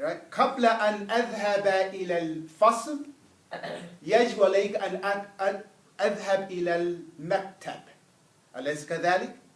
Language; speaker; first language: Arabic; non-native, fluent; English